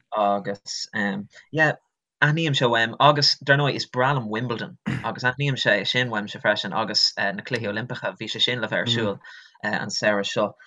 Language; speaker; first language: Irish; non-native, local second language; English